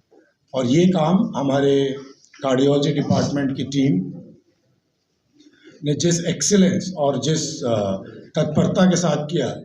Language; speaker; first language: Hindi; native; Hindi